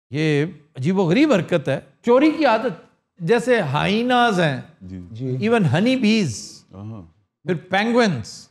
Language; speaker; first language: Urdu; native; Urdu